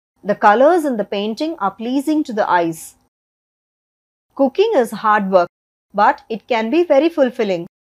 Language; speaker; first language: English; non-native, local second language; Tamil